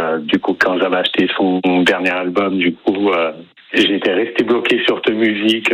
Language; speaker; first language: French; native; French